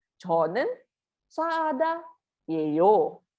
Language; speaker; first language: Korean; non-native, fluent; Malay